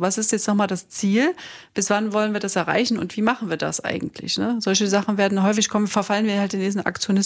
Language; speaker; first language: German; native; German